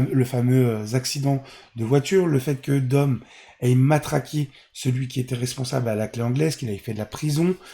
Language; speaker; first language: French; native; French